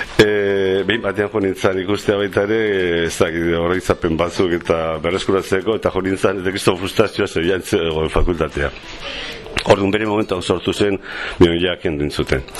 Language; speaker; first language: Basque; non-native, local second language; Spanish